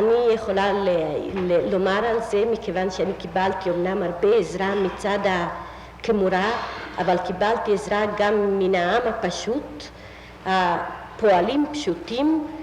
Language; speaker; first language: Hebrew; non-native, fluent; Italian